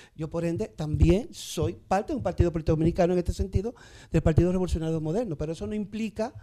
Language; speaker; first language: Spanish; native; Spanish